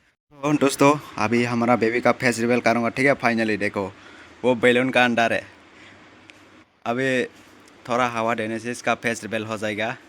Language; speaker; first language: Hindi; non-native, local second language; Kok Borok